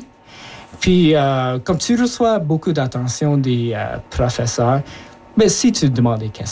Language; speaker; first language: French; early bilingual, other home language; Japanese